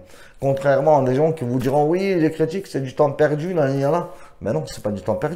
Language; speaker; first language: French; native; French